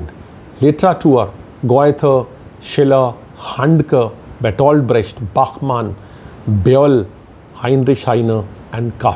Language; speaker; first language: German; non-native, fluent; Hindi